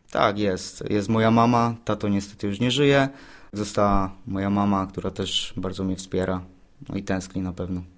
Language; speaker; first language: Polish; native; Polish